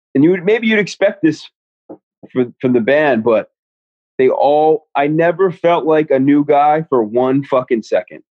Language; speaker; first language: English; native; English